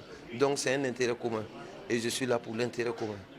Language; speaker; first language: French; native; French